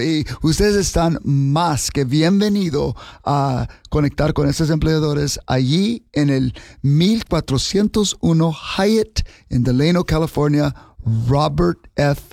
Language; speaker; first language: Spanish; non-native, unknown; English